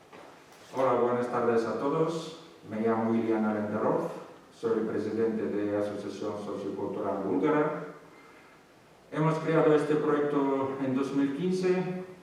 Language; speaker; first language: Spanish; non-native, fluent; Bulgarian